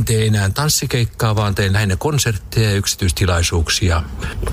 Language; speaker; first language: Finnish; native; Finnish